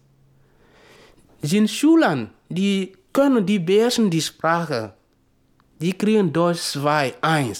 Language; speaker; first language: German; non-native, fluent; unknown